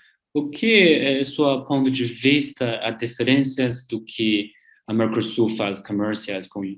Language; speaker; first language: Portuguese; non-native, learner; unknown